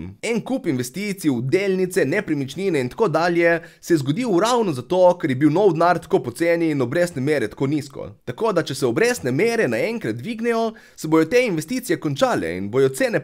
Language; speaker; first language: Slovenian; native; Slovenian